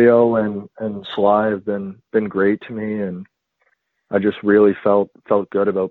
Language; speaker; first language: English; native; English